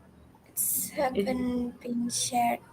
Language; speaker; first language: English; non-native, learner; Indonesian